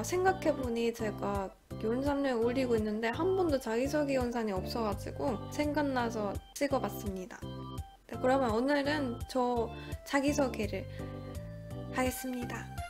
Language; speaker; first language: Korean; non-native, fluent; Japanese